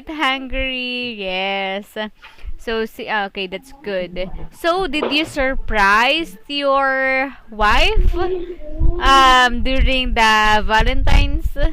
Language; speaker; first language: English; non-native, fluent; Filipino